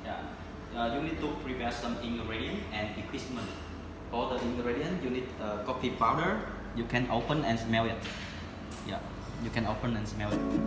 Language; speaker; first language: English; non-native, learner; Vietnamese